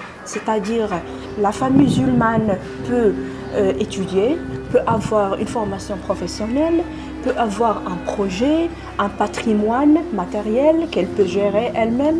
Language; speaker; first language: French; non-native, local second language; Arabic